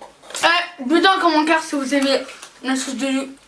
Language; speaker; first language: French; native; French